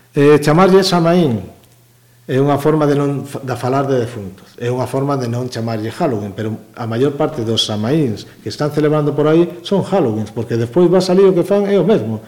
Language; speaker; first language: Galician; native; Galician